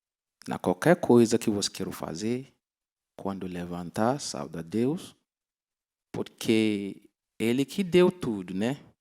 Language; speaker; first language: Portuguese; non-native, learner; Yoruba